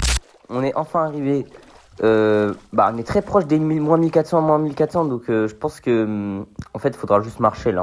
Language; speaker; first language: French; native; French